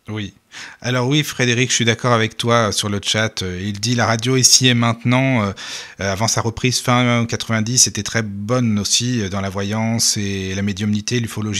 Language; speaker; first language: French; native; French